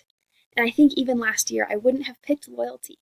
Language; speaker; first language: English; native; English